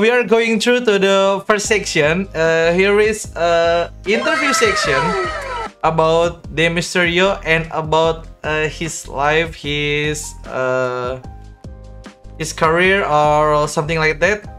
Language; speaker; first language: English; non-native, learner; Indonesian